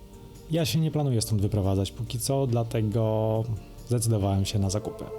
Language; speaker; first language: Polish; native; Polish